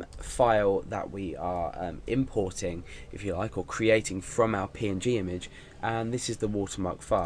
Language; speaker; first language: English; native; English